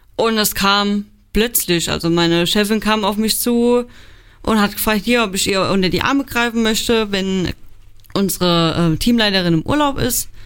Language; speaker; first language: German; native; German